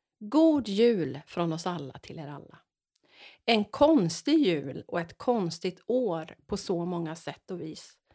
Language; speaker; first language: Swedish; native; Swedish